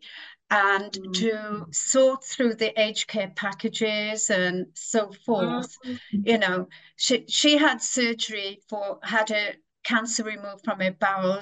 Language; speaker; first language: English; native; English